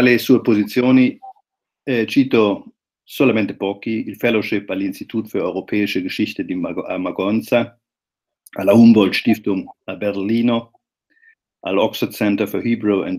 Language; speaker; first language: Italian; non-native, fluent; German